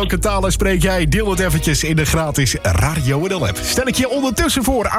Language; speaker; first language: Dutch; native; Dutch